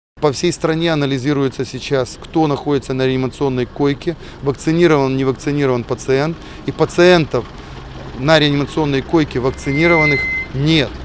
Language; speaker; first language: Russian; native; Russian